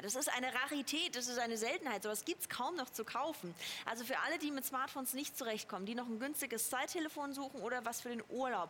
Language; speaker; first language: German; native; German